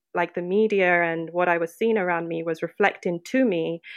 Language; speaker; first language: English; non-native, local second language; Yoruba